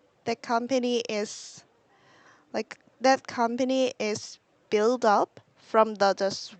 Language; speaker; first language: English; non-native, learner; Korean